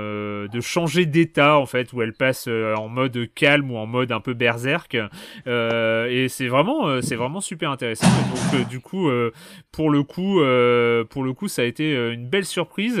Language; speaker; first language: French; native; French